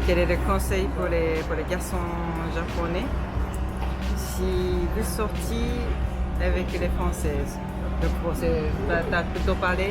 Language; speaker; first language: French; non-native, fluent; Japanese